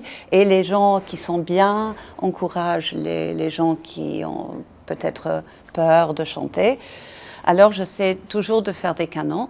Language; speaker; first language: French; non-native, fluent; English